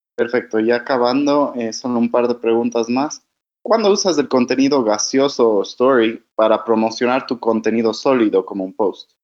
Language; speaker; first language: Spanish; native; Spanish